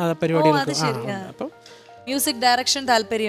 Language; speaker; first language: Malayalam; native; Malayalam